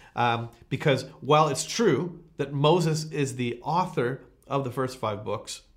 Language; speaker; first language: English; native; English